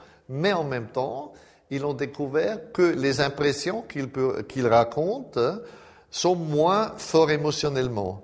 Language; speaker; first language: French; non-native, fluent; German